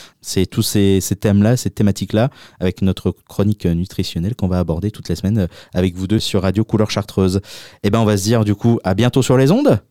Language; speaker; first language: French; native; French